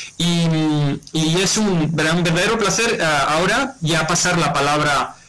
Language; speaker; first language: Spanish; non-native, fluent; Italian